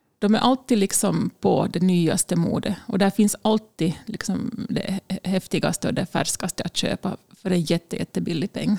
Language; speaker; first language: Swedish; native; Swedish